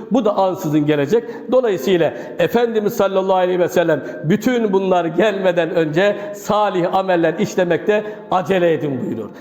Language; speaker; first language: Turkish; native; Turkish